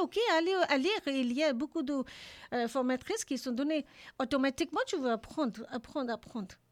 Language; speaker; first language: French; non-native, learner; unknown